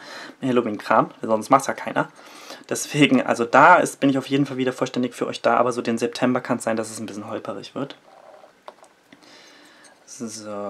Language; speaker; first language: German; native; German